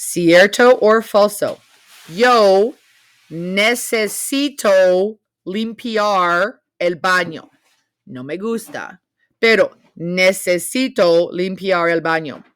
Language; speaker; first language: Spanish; non-native, fluent; English